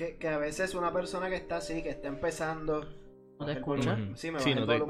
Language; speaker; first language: Spanish; native; Spanish